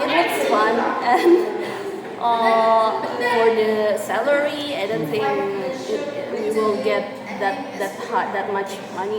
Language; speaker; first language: English; non-native, learner; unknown